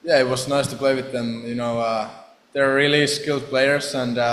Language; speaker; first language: English; non-native, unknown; Finnish